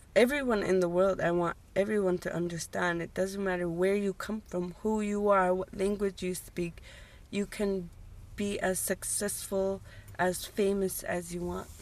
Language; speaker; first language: English; non-native, fluent; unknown